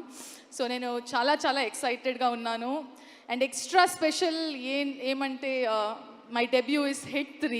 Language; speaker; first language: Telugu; non-native, learner; Tulu